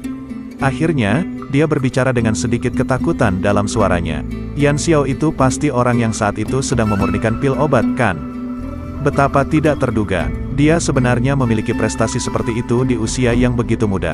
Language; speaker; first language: Indonesian; native; Indonesian